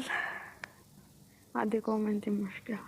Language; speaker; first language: Arabic; non-native, learner; Oromo